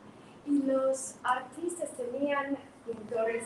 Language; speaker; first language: Spanish; non-native, fluent; English